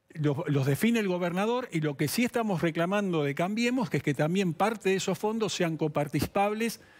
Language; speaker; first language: Spanish; native; Spanish